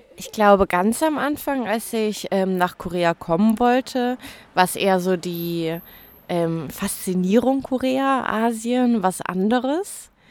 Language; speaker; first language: German; native; German